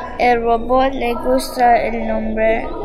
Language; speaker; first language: Spanish; non-native, learner; English